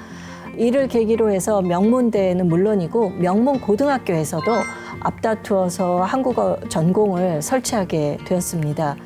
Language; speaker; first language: Korean; native; Korean